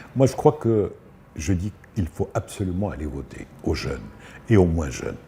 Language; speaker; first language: French; non-native, local second language; Arabic